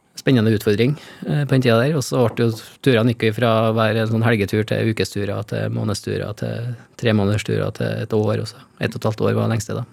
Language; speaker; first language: Norwegian; native; Norwegian